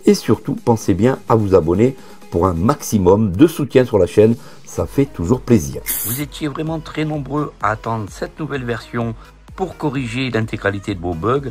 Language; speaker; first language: French; native; French